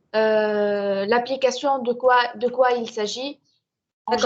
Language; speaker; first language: French; non-native, learner; Arabic